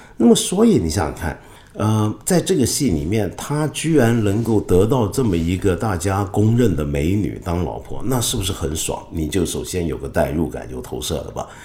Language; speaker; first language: Chinese; non-native, local second language; Cantonese